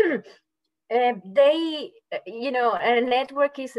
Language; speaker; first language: English; non-native, fluent; Spanish